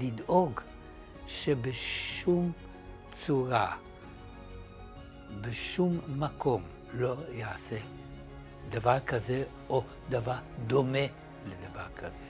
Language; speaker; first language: Hebrew; non-native, fluent; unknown